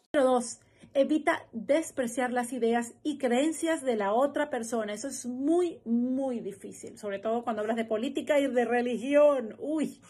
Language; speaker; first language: Portuguese; non-native, learner; Spanish